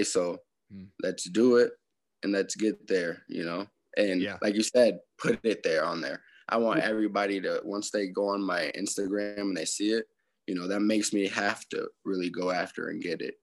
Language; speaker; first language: English; native; English